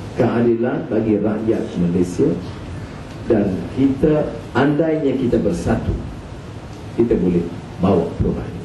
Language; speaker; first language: Malay; native; Malay